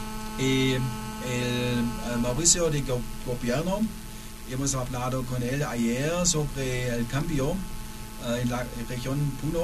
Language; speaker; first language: Spanish; non-native, learner; German